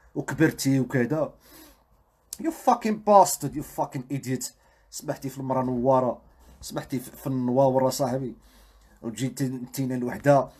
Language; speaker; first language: Arabic; non-native, local second language; Riffian